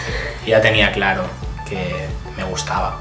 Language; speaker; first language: Spanish; early bilingual, other home language; Italian